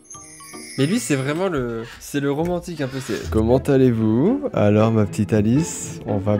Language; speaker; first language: French; native; French